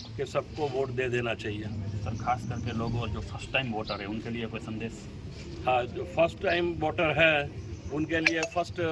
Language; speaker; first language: Hindi; non-native, local second language; Gujarati